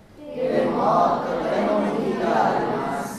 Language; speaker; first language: Japanese; non-native, learner; Indonesian